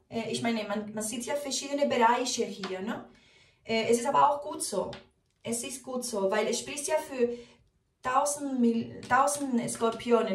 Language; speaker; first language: German; non-native, fluent; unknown